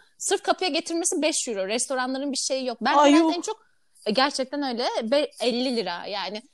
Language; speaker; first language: Turkish; native; Turkish